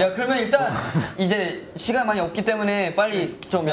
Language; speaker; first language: Korean; native; Korean